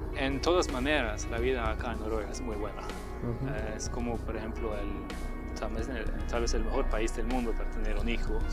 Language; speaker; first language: Spanish; non-native, fluent; Norwegian